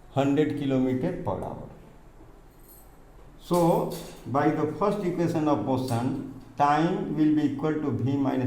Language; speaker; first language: English; non-native, local second language; Hindi